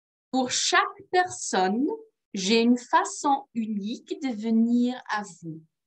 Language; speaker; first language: French; non-native, fluent; Dutch